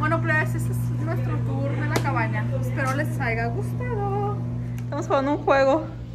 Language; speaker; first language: Spanish; early bilingual, heritage; Spanish